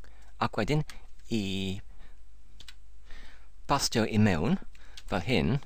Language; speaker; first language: Welsh; non-native, learner; English